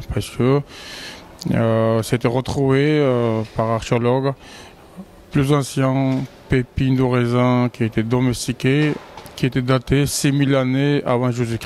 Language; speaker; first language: French; non-native, learner; Georgian